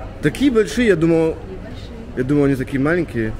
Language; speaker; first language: Russian; early bilingual, heritage; Russian